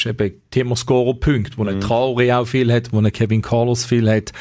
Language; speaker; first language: German; native; German